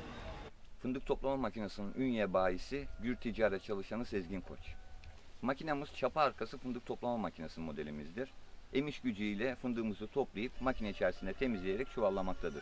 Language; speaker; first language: Turkish; native; Turkish